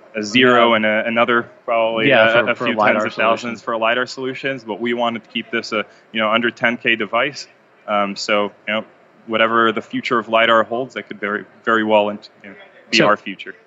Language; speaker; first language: English; non-native, fluent; Hebrew